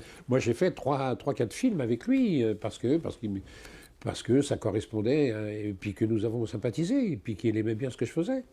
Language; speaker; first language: French; native; French